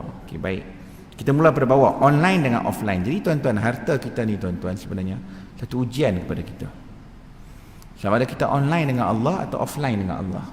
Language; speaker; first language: Malay; native; Malay